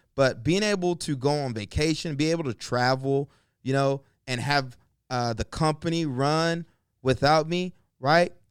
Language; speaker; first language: English; native; English